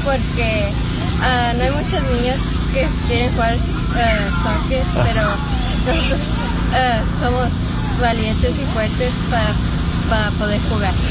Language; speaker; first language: Spanish; early bilingual, other home language; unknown